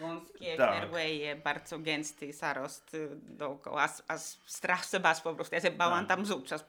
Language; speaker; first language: Polish; non-native, fluent; Finnish